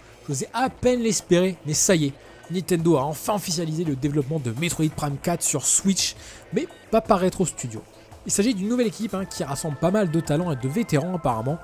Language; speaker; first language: French; native; French